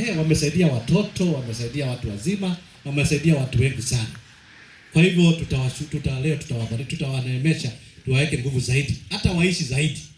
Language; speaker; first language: Swahili; non-native, local second language; Kikuyu